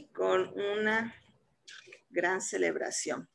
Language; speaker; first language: English; non-native, fluent; Spanish